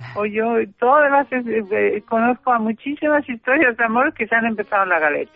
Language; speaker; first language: Spanish; non-native, fluent; German